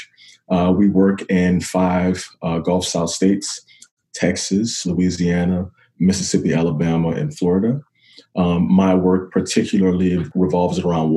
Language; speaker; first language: English; native; English